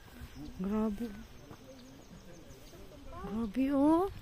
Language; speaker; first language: Filipino; native; Filipino